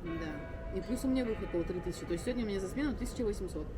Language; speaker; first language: Russian; native; Russian